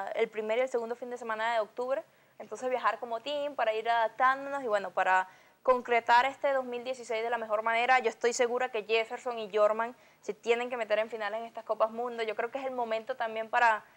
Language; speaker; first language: Spanish; native; Spanish